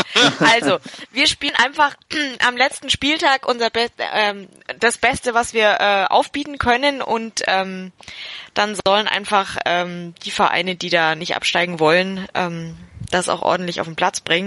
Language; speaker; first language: German; native; German